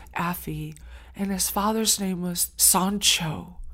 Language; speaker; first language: English; early bilingual, other home language; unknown